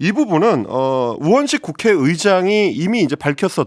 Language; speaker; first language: Korean; native; Korean